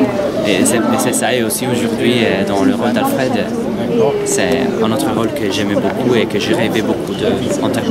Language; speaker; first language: French; non-native, fluent; Italian